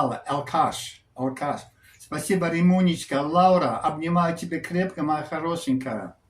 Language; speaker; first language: Russian; non-native, learner; English